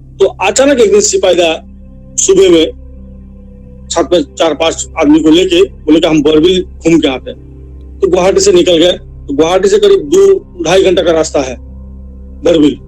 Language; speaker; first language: Hindi; non-native, local second language; Assamese